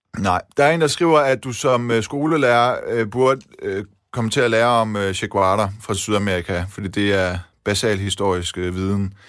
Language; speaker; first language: Danish; early bilingual, other home language; Persian